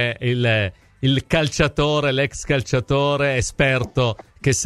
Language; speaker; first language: Italian; native; Italian